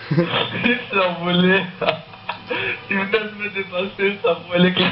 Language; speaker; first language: French; native; French